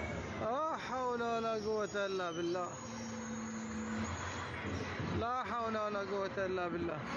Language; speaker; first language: Arabic; native; Arabic